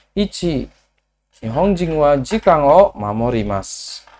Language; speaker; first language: Japanese; non-native, learner; Indonesian